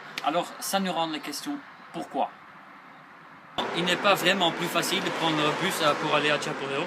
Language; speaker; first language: French; non-native, learner; English